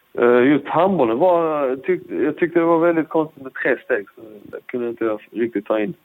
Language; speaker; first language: Swedish; early bilingual, other home language; Persian